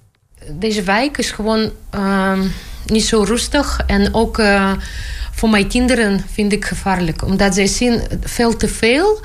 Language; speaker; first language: Dutch; non-native, fluent; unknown